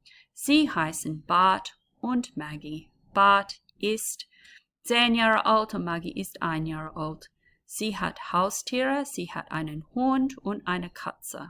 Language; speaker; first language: German; non-native, learner; English